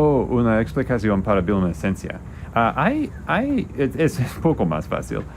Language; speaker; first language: Spanish; non-native, learner; English